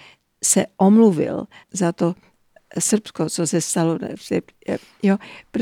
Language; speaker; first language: Czech; early bilingual, heritage; Czech